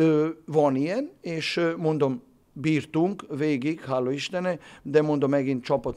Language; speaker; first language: Hungarian; non-native, fluent; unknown